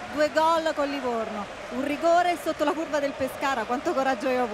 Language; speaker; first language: Italian; native; Italian